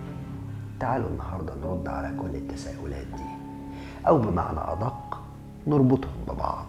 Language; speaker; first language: Arabic; native; Arabic